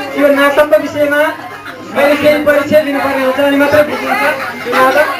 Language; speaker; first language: Nepali; native; Nepali